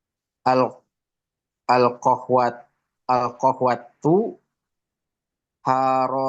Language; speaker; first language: Arabic; non-native, learner; Indonesian